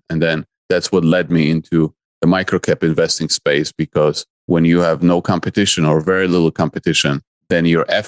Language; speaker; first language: English; non-native, fluent; Polish